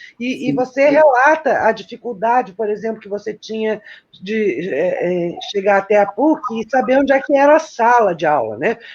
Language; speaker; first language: Portuguese; native; Portuguese